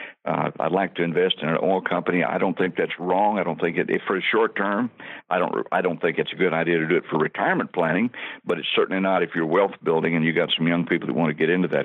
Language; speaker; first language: English; native; English